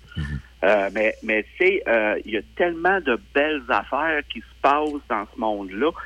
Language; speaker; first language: French; native; French